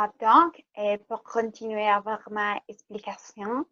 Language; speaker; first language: French; non-native, learner; Spanish